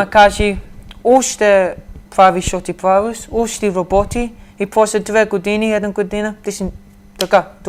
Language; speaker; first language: Macedonian; early bilingual, heritage; Macedonian